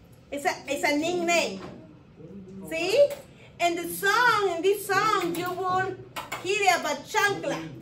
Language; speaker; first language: English; non-native, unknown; Spanish